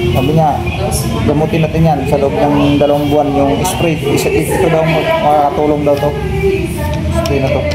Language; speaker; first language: Filipino; native; Filipino